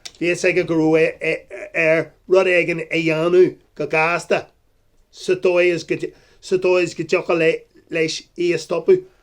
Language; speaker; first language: Irish; non-native, local second language; English